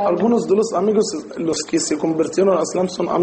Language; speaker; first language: Spanish; non-native, learner; Arabic